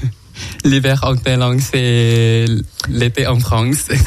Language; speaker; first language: French; non-native, learner; Thai